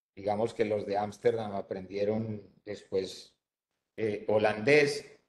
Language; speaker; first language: Spanish; native; Spanish